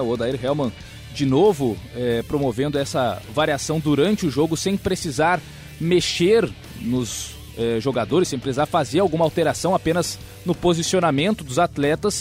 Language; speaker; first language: Portuguese; native; Portuguese